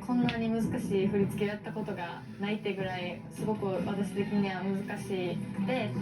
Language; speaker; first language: Japanese; native; Japanese